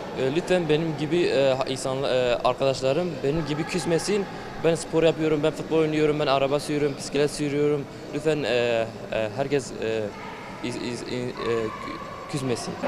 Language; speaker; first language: Turkish; non-native, local second language; Kurdish